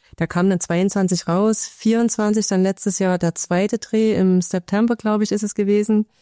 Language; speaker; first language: German; native; German